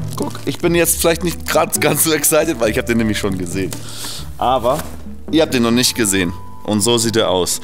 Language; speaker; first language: German; native; German